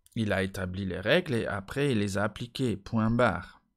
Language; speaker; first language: French; non-native, fluent; Luxembourgish